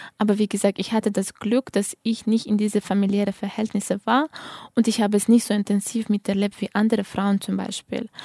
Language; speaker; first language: German; non-native, fluent; Tajik